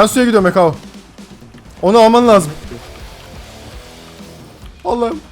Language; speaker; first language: Turkish; native; Turkish